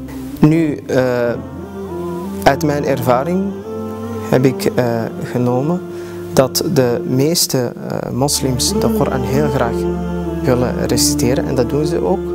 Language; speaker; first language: Dutch; early bilingual, other home language; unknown